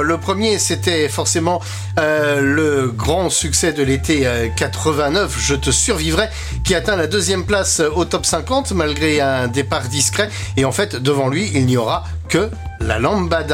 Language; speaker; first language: French; native; French